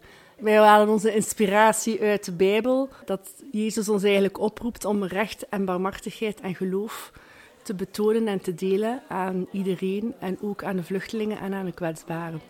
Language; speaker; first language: Dutch; native; Dutch